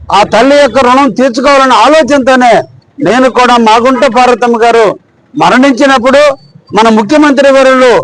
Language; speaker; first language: Telugu; native; Telugu